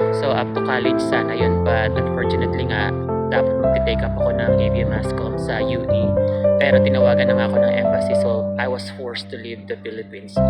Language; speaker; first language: Filipino; native; Filipino